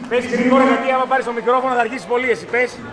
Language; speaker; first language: Greek; native; Greek